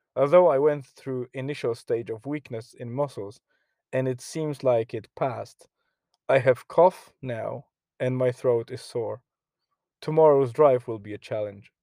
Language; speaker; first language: English; non-native, fluent; Polish